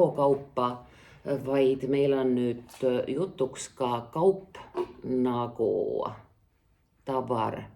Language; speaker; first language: Estonian; native; Estonian